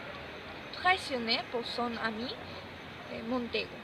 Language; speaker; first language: French; non-native, learner; Spanish